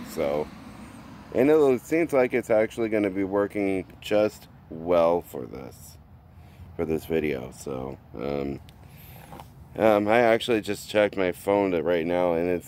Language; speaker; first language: English; native; English